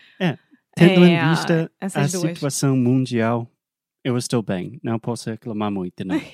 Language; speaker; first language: Portuguese; non-native, fluent; English